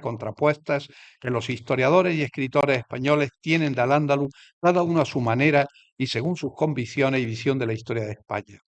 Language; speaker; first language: Spanish; native; Spanish